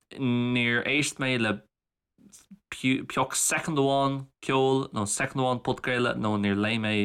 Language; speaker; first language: Irish; native; Irish